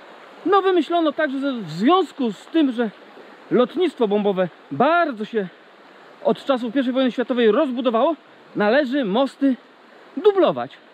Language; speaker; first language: Polish; native; Polish